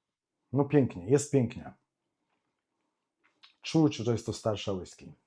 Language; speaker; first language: Polish; native; Polish